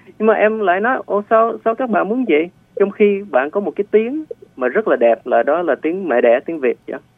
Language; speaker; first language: Vietnamese; early bilingual, heritage; Vietnamese